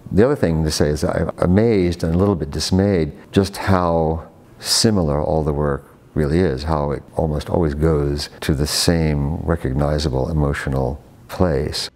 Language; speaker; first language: English; native; English